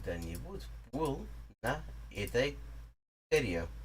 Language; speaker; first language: Russian; non-native, learner; English